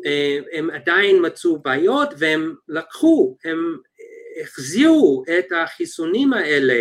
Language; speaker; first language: Hebrew; non-native, fluent; English